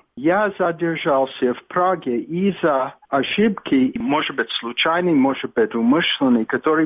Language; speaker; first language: Russian; non-native, fluent; English